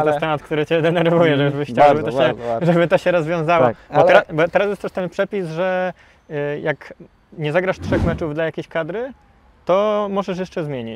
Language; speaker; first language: Polish; native; Polish